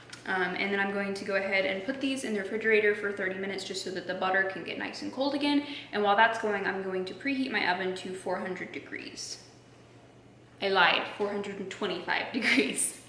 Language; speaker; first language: English; native; English